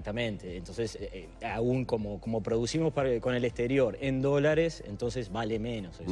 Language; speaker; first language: Spanish; native; Spanish